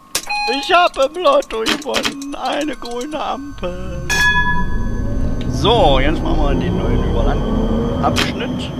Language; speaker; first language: German; native; German